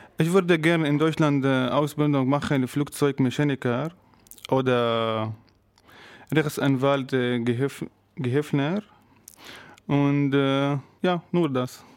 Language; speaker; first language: German; non-native, learner; Arabic